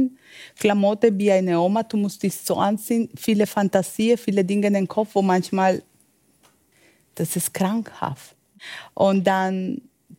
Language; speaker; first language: German; non-native, learner; Spanish